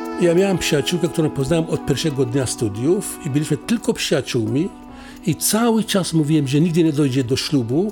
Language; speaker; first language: Polish; non-native, fluent; Assyrian Neo-Aramaic